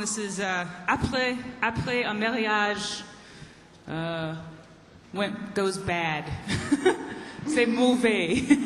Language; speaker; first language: French; non-native, learner; English